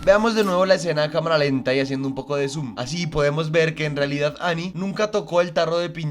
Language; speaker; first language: Spanish; native; Spanish